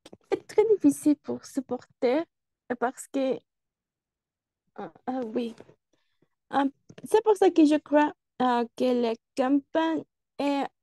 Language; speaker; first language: French; non-native, learner; Spanish